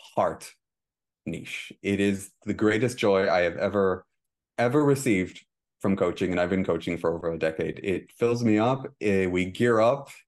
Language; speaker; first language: English; early bilingual, heritage; Hebrew